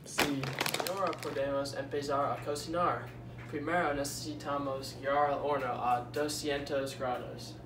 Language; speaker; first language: Spanish; non-native, learner; English